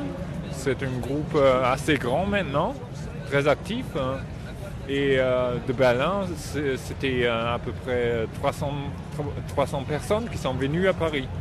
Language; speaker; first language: French; non-native, fluent; German